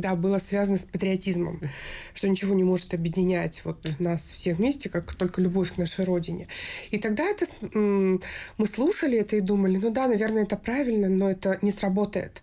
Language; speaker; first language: Russian; native; Russian